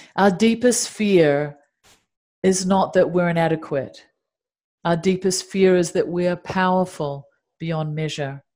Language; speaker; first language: English; native; English